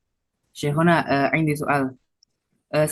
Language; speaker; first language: Arabic; non-native, learner; Indonesian